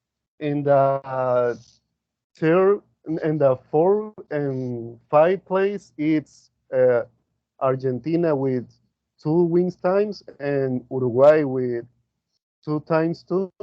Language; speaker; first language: English; non-native, learner; Spanish